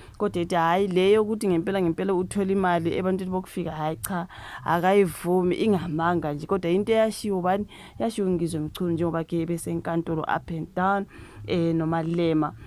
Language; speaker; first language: Zulu; native; Zulu